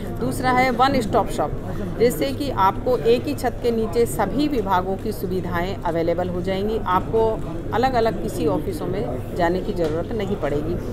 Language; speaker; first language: Hindi; native; Hindi